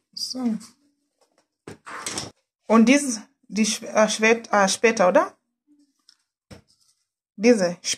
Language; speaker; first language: German; non-native, learner; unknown